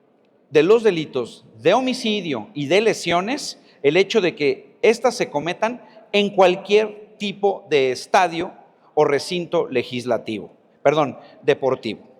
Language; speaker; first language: Spanish; native; Spanish